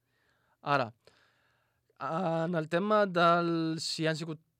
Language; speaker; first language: Catalan; non-native, fluent; Arabic